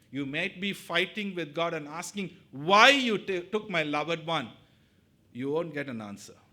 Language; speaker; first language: English; non-native, local second language; Tamil